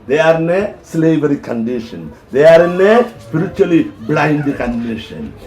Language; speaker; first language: English; non-native, local second language; Malayalam